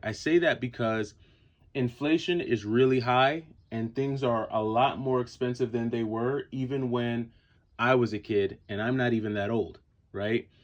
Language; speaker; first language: English; native; English